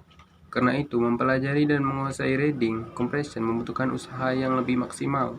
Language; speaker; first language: Indonesian; native; Indonesian